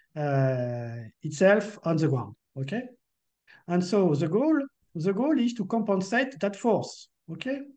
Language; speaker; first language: English; non-native, fluent; French